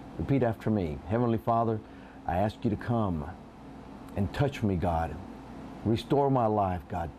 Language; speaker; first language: English; native; English